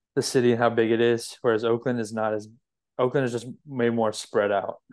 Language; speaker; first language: English; native; English